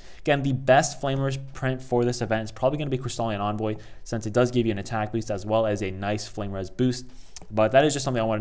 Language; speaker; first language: English; native; English